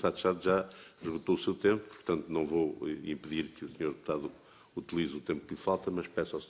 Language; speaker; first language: Portuguese; native; Portuguese